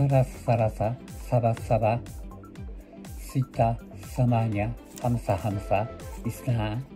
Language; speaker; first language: Arabic; non-native, learner; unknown